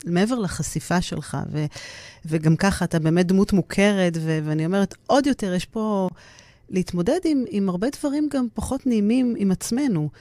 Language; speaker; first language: Hebrew; native; Hebrew